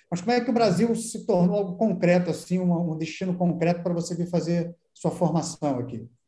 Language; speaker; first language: Portuguese; native; Portuguese